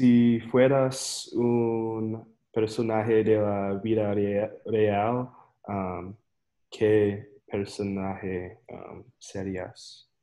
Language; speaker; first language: Spanish; non-native, learner; English